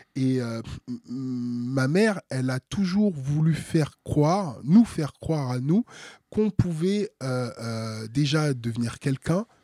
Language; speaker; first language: French; early bilingual, other home language; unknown